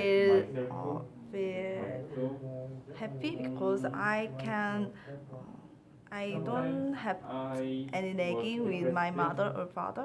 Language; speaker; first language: English; non-native, learner; Korean